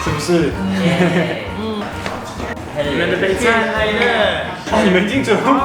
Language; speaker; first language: Chinese; non-native, fluent; French